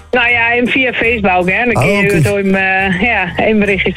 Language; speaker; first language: Dutch; native; Dutch